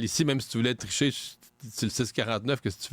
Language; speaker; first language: French; native; French